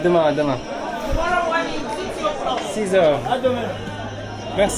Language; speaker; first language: French; non-native, learner; Indonesian